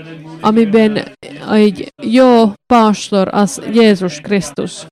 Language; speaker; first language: Hungarian; non-native, learner; Finnish